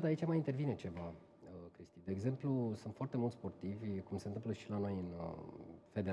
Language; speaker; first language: Romanian; native; Romanian